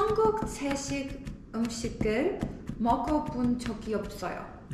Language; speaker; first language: Korean; non-native, learner; English